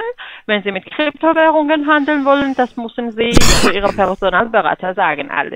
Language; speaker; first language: German; non-native, fluent; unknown